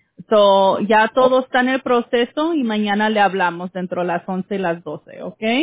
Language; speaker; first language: Spanish; early bilingual, heritage; Spanish